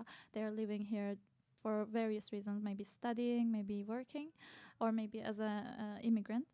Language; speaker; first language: English; non-native, fluent; Turkish